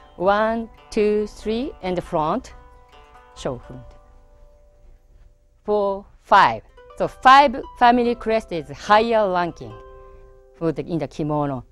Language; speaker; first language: English; non-native, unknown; Japanese